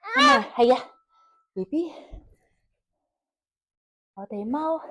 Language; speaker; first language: Cantonese; early bilingual, heritage; Cantonese